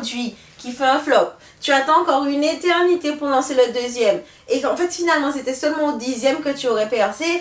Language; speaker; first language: French; native; French